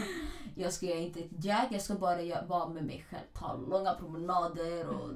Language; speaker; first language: Swedish; early bilingual, other home language; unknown